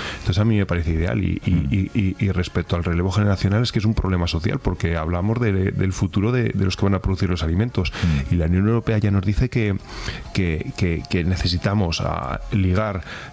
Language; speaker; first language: Spanish; native; Spanish